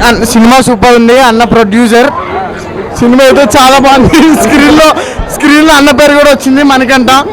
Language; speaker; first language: Telugu; native; Telugu